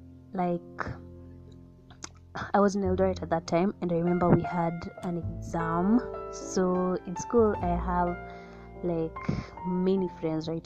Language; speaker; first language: English; non-native, local second language; Swahili